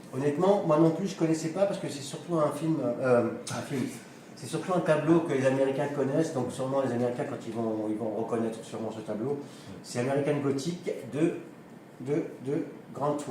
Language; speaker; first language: French; native; French